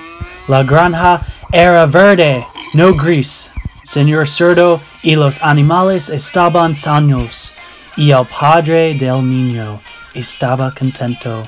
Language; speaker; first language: Spanish; non-native, learner; English